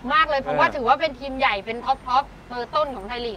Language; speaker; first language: Thai; native; Thai